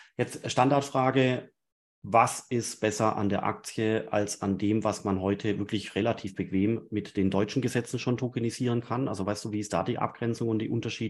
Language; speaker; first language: German; native; German